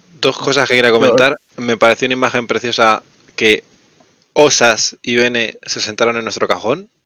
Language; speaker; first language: Spanish; native; Spanish